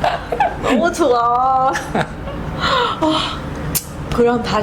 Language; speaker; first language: Korean; non-native, learner; Vietnamese